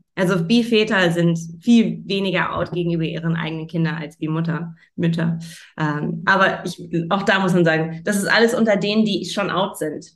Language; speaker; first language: German; early bilingual, heritage; German